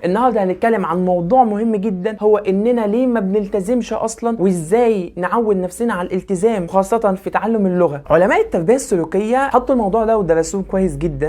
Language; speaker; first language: Arabic; native; Arabic